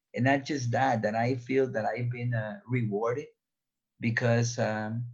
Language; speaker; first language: English; native; English